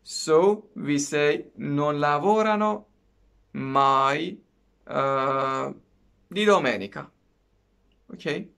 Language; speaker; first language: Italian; non-native, fluent; Persian